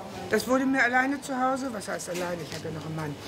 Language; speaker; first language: German; native; German